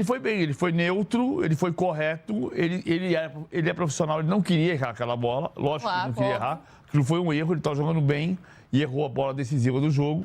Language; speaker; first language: Portuguese; native; Portuguese